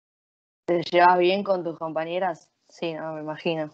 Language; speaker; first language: Spanish; native; Spanish